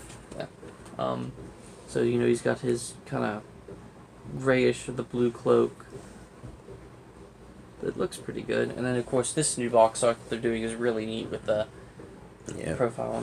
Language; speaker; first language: English; native; English